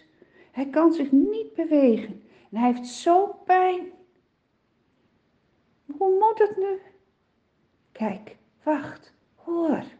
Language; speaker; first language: Dutch; native; Dutch